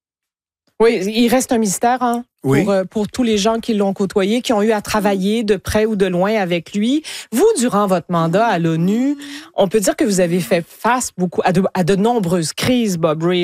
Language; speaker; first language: French; native; French